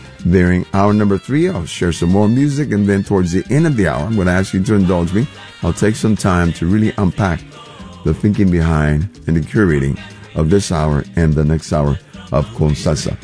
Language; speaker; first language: English; non-native, local second language; Spanish